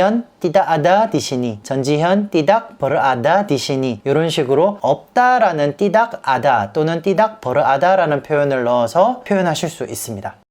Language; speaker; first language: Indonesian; non-native, fluent; Korean